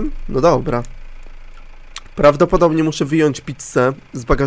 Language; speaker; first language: Polish; native; Polish